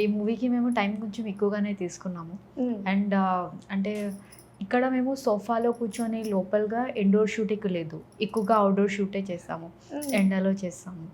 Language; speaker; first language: Telugu; non-native, fluent; Odia